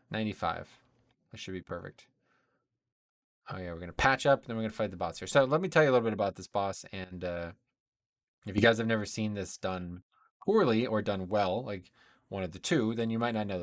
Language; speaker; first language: English; native; English